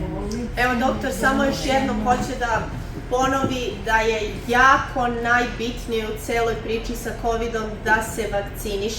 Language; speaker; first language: Bosnian; native; Bosnian